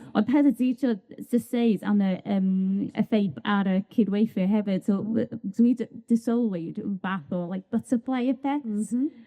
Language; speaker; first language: Welsh; native; Welsh